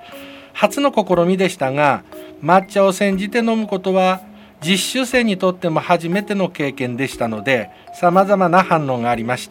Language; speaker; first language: Japanese; native; Japanese